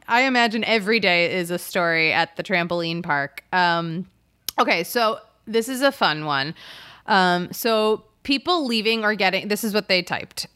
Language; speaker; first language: English; native; English